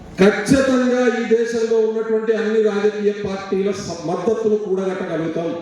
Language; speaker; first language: Telugu; non-native, local second language; Lambadi